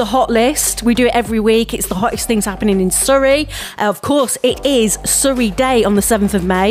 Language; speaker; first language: English; native; English